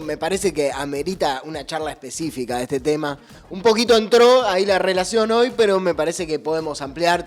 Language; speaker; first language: Spanish; native; Spanish